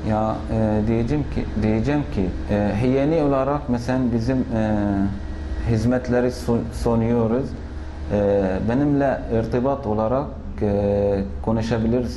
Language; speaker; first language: Turkish; non-native, fluent; Arabic